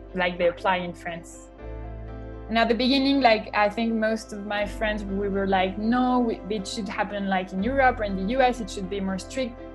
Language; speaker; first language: English; non-native, fluent; French